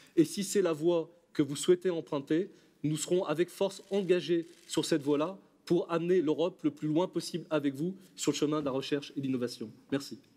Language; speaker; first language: French; native; French